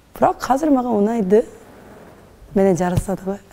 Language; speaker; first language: Kazakh; non-native, learner; Korean